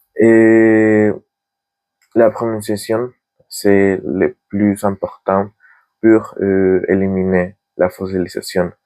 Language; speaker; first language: French; non-native, learner; Spanish